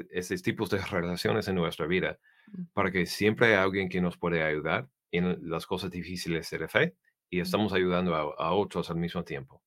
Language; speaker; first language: Spanish; non-native, fluent; English